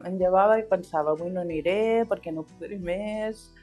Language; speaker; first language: Catalan; non-native, local second language; Spanish